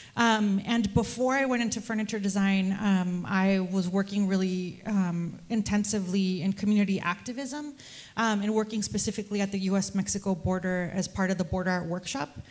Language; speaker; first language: English; early bilingual, other home language; Spanish